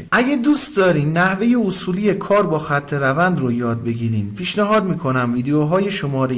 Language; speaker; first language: Persian; native; Persian